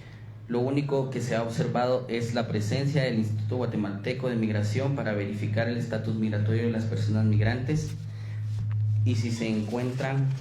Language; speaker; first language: Spanish; native; Spanish